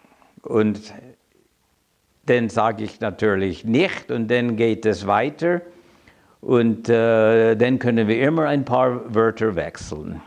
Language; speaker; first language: German; non-native, fluent; English